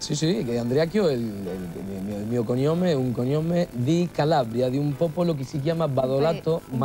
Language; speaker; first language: Italian; non-native, learner; Spanish